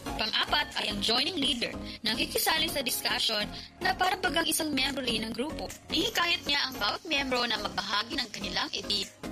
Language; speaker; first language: Filipino; non-native, local second language; Hiligaynon